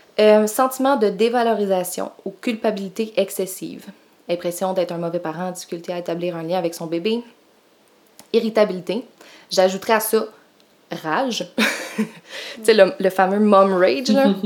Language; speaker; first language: French; native; French